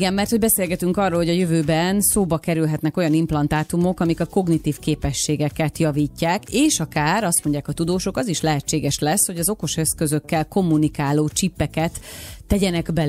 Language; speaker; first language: Hungarian; native; Hungarian